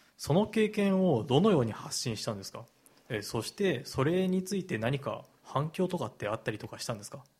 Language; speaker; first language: Japanese; native; Japanese